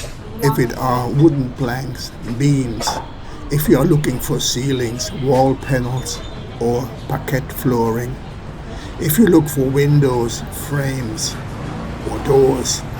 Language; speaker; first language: English; non-native, fluent; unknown